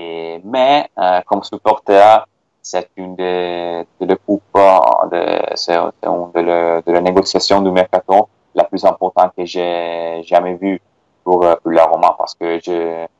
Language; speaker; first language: French; non-native, fluent; Italian